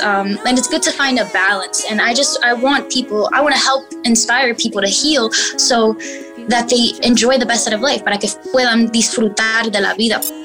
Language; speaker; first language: English; early bilingual, other home language; Spanish